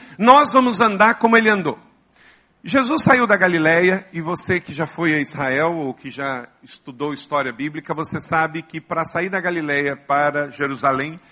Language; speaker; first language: Portuguese; native; Portuguese